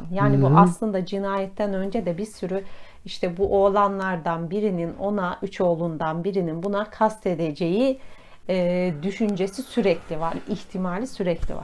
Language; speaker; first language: Turkish; native; Turkish